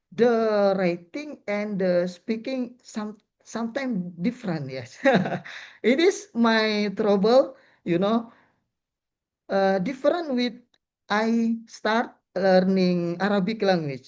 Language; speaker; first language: English; non-native, learner; Indonesian